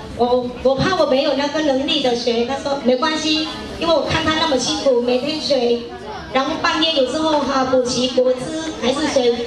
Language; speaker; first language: Chinese; non-native, fluent; Vietnamese